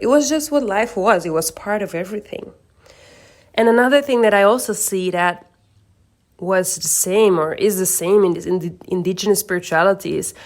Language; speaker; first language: English; non-native, fluent; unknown